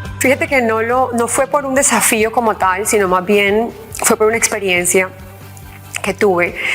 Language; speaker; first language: Spanish; early bilingual, heritage; English